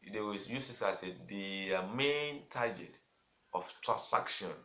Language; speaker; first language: English; non-native, local second language; Yoruba